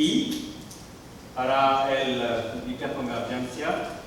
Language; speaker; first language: Spanish; non-native, learner; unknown